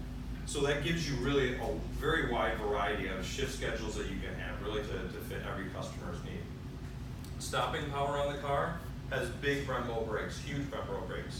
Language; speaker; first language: English; native; English